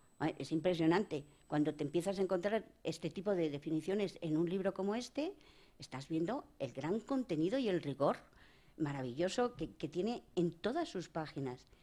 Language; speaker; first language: Spanish; native; Spanish